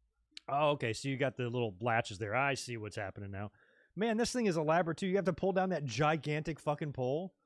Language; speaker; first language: English; native; English